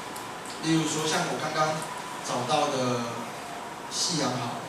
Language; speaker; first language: Chinese; native; Chinese